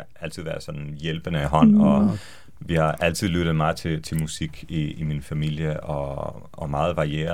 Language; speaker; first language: Danish; non-native, fluent; Hebrew